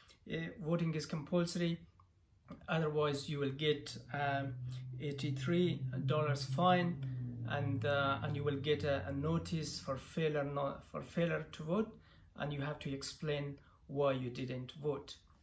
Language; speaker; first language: English; non-native, fluent; Persian